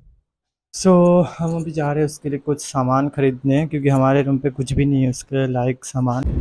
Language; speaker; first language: Hindi; non-native, local second language; Assamese